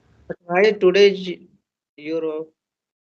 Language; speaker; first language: English; non-native, learner; Hindi